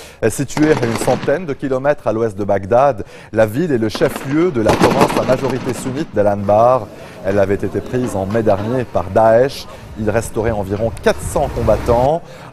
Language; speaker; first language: French; non-native, local second language; Arabic